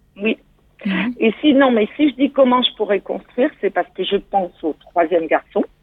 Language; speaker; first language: French; native; French